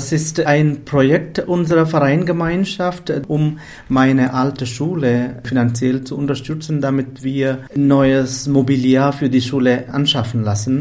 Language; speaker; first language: German; non-native, fluent; Malayalam